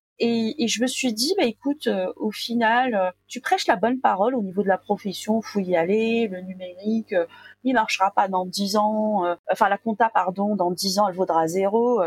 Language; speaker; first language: French; non-native, local second language; Arabic